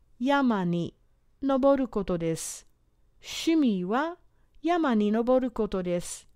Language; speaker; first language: Japanese; non-native, fluent; English